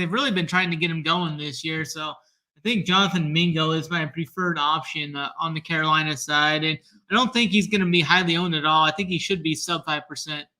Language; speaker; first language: English; native; English